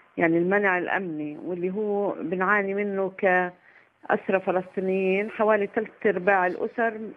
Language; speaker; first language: Arabic; native; Arabic